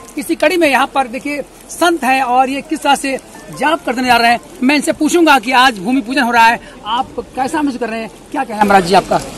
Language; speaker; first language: Hindi; native; Hindi